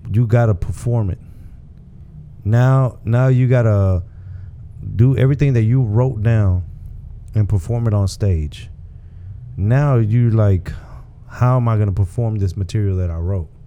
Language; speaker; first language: English; early bilingual, other home language; Spanish